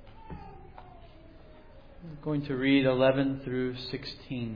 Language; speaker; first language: English; native; English